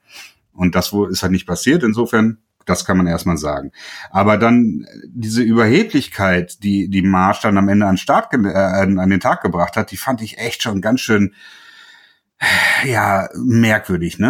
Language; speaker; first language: German; native; German